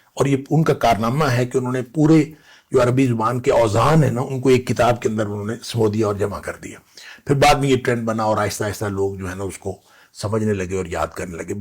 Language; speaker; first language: Urdu; non-native, local second language; Punjabi